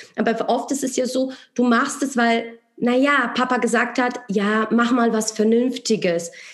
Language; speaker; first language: German; non-native, fluent; Polish